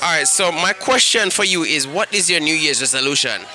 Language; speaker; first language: English; native; English